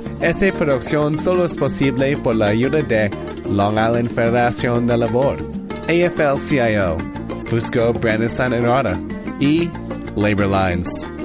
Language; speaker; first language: Spanish; early bilingual, heritage; English